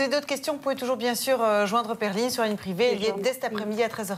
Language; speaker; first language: French; native; French